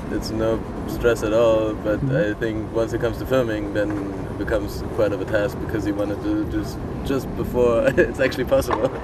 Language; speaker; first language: English; non-native, fluent; German